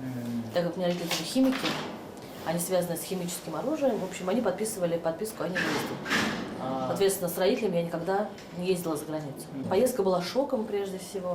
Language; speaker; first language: Russian; native; Russian